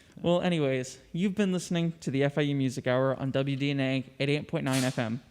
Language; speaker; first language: English; native; English